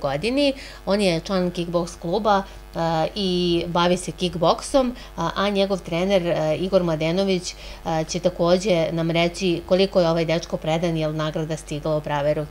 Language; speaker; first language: Serbian; native; Serbian